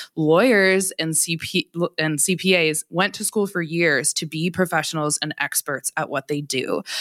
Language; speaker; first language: English; native; English